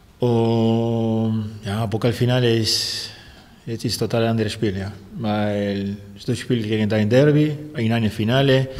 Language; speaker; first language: German; non-native, learner; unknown